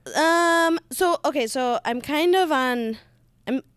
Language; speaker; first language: English; native; English